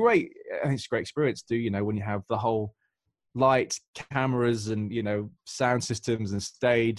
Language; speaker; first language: English; native; English